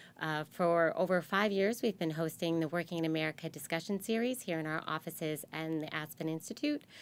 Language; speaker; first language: English; native; English